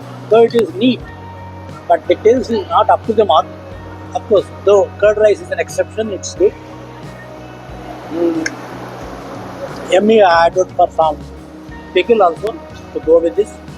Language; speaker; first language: English; non-native, local second language; Telugu